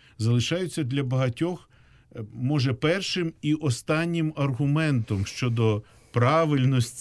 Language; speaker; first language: Ukrainian; native; Ukrainian